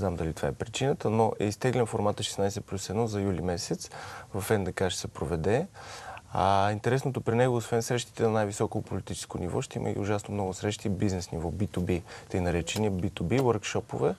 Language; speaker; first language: Bulgarian; native; Bulgarian